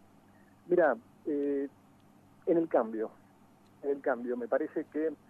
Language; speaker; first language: Spanish; native; Spanish